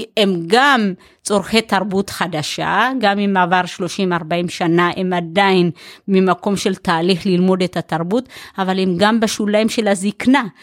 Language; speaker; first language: Hebrew; early bilingual, other home language; Amharic